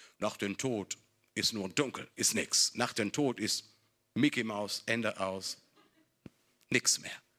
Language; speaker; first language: German; non-native, fluent; Italian